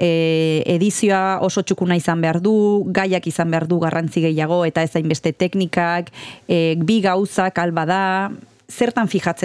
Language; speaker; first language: Basque; native; Basque